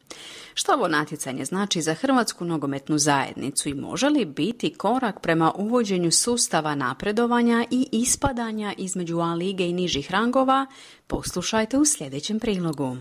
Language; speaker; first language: Croatian; native; Croatian